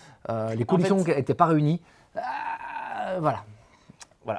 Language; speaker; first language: French; native; French